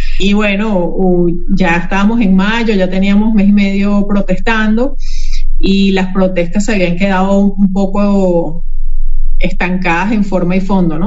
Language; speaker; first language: Spanish; native; Spanish